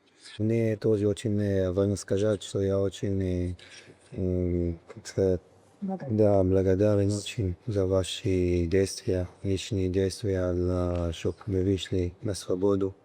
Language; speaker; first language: Russian; early bilingual, heritage; Russian